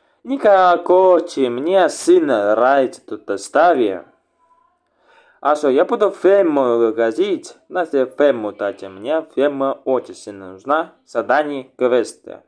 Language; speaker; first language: Russian; non-native, local second language; Latvian